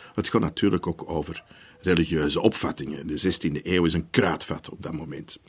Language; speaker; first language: Dutch; native; Dutch